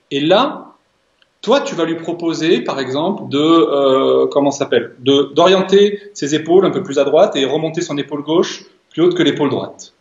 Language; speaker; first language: French; native; French